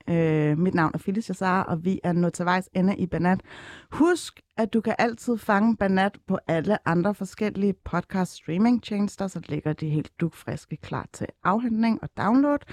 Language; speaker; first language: Danish; early bilingual, other home language; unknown